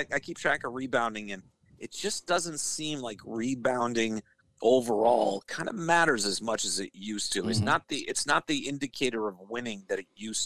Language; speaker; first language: English; native; English